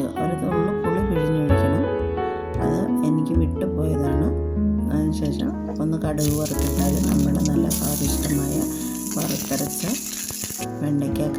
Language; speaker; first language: Malayalam; native; Malayalam